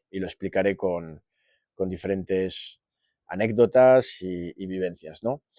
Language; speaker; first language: Spanish; native; Spanish